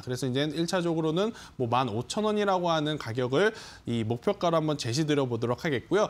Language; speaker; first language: Korean; native; Korean